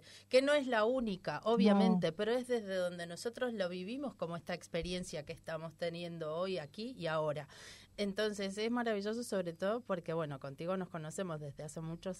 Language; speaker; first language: Spanish; native; Spanish